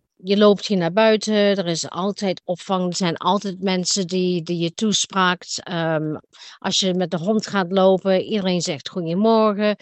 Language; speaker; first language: Dutch; native; Dutch